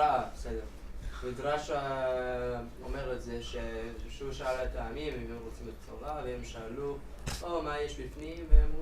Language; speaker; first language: Hebrew; non-native, learner; English